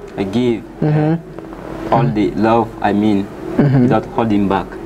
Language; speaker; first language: English; non-native, fluent; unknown